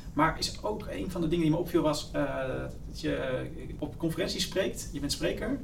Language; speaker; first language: Dutch; native; Dutch